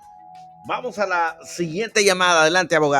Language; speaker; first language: Spanish; native; Spanish